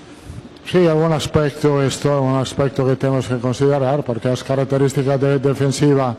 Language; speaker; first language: Portuguese; non-native, learner; Italian